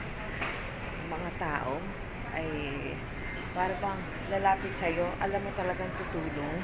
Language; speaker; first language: Filipino; native; Filipino